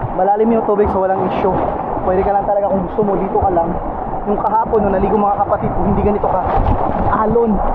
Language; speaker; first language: Filipino; non-native, local second language; Cebuano